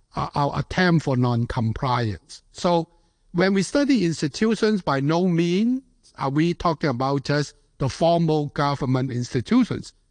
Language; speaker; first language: English; non-native, local second language; Cantonese